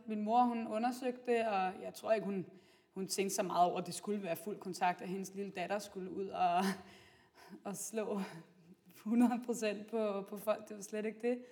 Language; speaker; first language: Danish; native; Danish